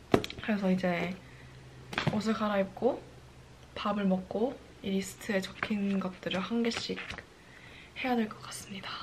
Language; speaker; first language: Korean; early bilingual, heritage; Korean